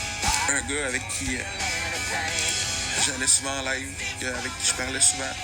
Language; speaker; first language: French; native; French